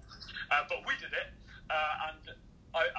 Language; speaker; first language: English; native; English